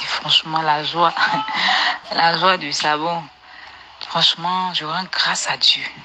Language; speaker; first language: French; native; French